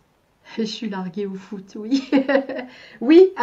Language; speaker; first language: French; native; French